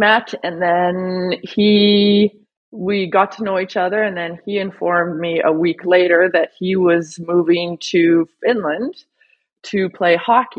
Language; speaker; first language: English; native; English